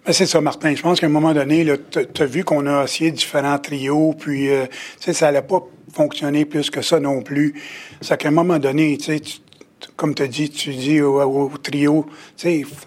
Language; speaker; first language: French; native; French